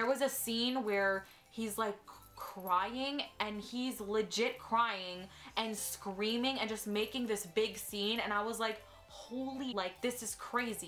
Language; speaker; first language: English; native; English